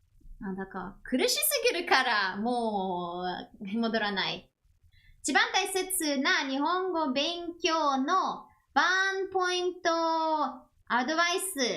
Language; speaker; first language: Japanese; non-native, learner; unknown